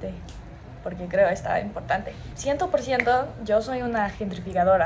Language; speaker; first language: Spanish; non-native, learner; English